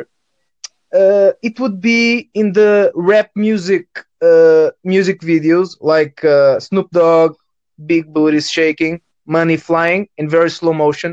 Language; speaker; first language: English; non-native, fluent; Portuguese